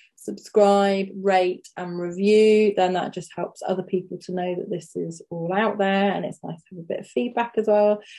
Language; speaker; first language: English; native; English